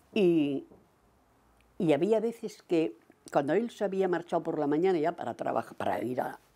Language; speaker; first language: Spanish; native; Spanish